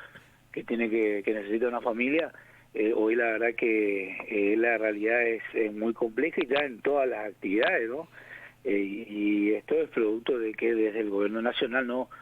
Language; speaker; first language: Spanish; native; Spanish